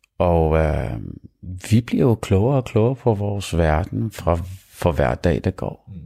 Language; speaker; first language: Danish; early bilingual, other home language; Arabic